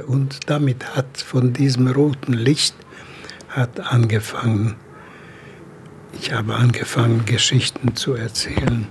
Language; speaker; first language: German; non-native, fluent; Hungarian